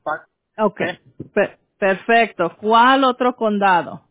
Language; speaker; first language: Spanish; early bilingual, heritage; Spanish